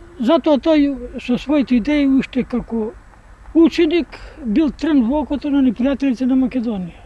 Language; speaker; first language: Macedonian; native; Macedonian